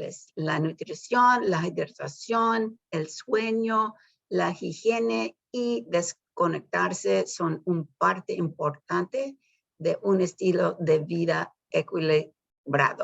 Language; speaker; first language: Spanish; early bilingual, heritage; Spanish